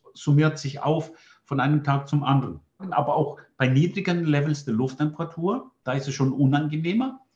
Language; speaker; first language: German; non-native, fluent; Greek